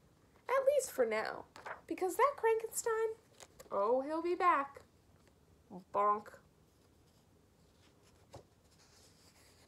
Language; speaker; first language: English; native; English